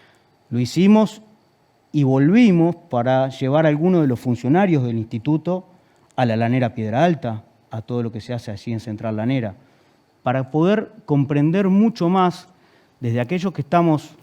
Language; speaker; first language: Spanish; native; Spanish